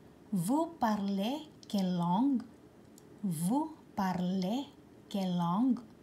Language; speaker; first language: French; non-native, learner; Filipino